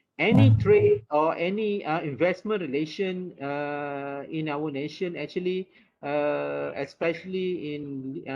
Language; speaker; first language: English; non-native, local second language; Malay